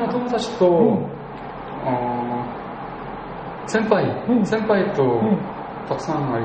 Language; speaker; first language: Japanese; non-native, learner; Korean